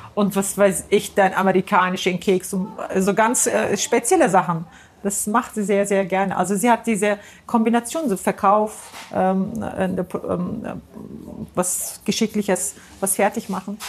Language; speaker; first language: German; non-native, fluent; Turkish